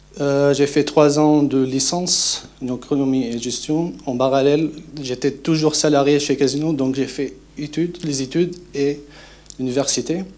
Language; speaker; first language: French; non-native, fluent; Arabic